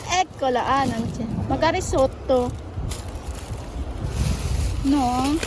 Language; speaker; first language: Italian; non-native, learner; Filipino